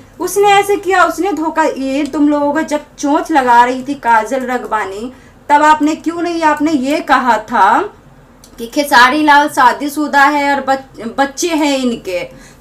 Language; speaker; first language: Hindi; native; Hindi